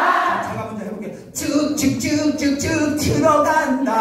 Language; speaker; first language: Korean; native; Korean